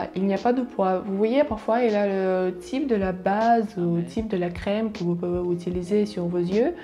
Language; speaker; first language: French; non-native, learner; Russian